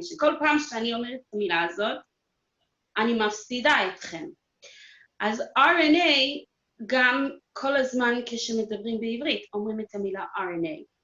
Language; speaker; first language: Hebrew; non-native, fluent; English